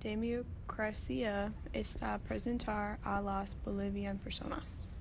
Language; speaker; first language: Spanish; non-native, learner; English